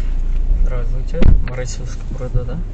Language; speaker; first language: Russian; non-native, local second language; Kyrgyz